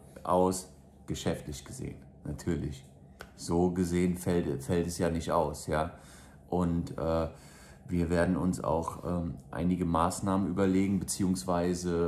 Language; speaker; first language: German; native; German